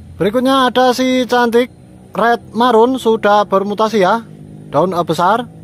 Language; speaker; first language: Indonesian; native; Indonesian